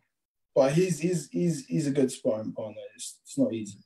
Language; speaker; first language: English; native; English